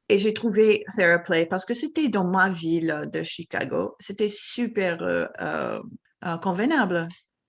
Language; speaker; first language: French; non-native, fluent; English